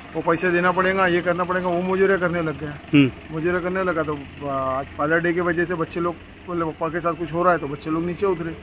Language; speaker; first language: Hindi; non-native, local second language; Urdu